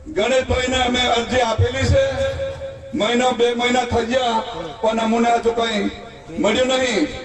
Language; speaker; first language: Gujarati; non-native, local second language; Rathawi